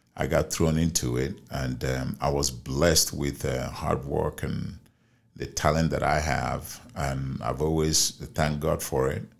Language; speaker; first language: English; non-native, local second language; Igbo